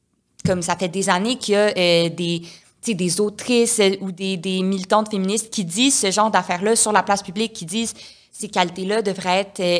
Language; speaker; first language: French; native; French